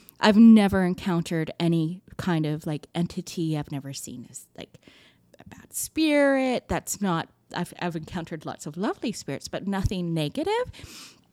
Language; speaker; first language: English; native; English